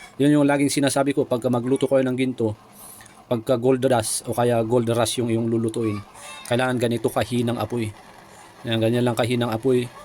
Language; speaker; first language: Filipino; native; Filipino